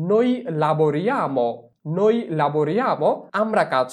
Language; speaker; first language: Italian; non-native, fluent; Bangla